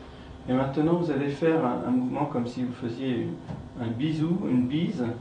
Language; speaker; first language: French; native; French